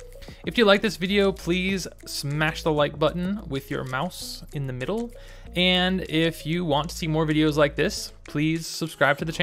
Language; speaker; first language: English; native; English